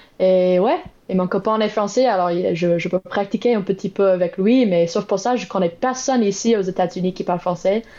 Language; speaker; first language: French; non-native, learner; English